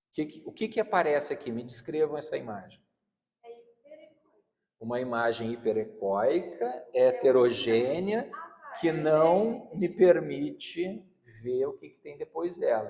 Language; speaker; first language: Portuguese; native; Portuguese